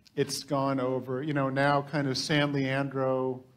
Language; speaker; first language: English; native; English